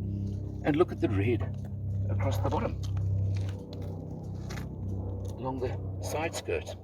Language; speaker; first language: English; native; English